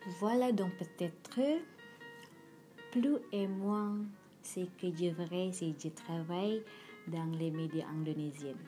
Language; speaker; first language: French; non-native, learner; Indonesian